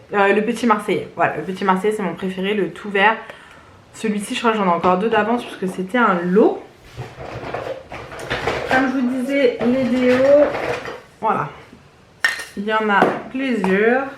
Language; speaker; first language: French; native; French